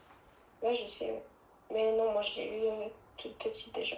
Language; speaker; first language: French; native; French